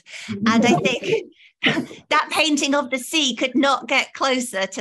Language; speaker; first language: English; native; English